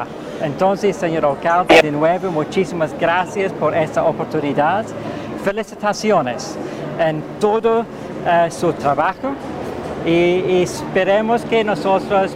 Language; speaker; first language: Spanish; non-native, fluent; English